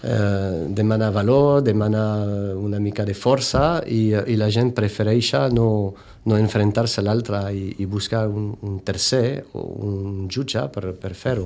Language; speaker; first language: Catalan; non-native, fluent; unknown